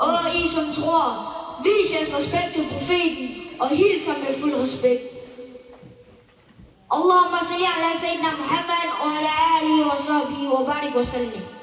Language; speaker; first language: Danish; non-native, learner; Malay